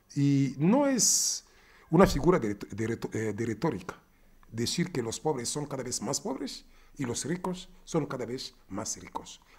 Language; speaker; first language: Spanish; non-native, fluent; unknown